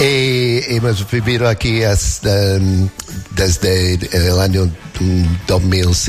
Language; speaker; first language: Spanish; non-native, learner; English